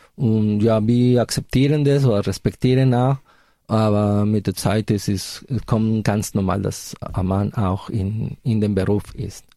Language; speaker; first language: German; non-native, fluent; Spanish